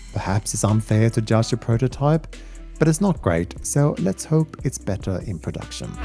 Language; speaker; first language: English; native; English